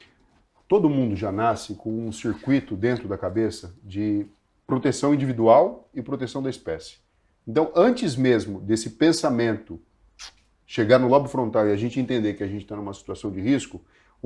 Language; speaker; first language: Portuguese; native; Portuguese